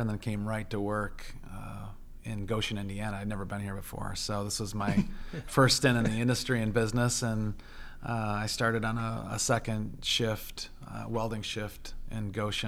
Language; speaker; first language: English; native; English